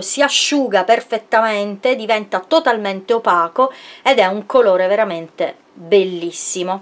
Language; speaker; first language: Italian; native; Italian